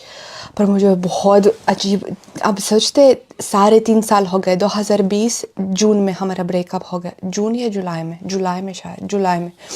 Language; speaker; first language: Hindi; non-native, fluent; Russian